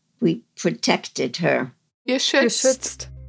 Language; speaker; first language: German; early bilingual, heritage; German